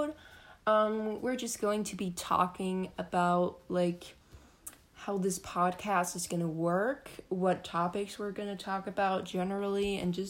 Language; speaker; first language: English; non-native, fluent; Danish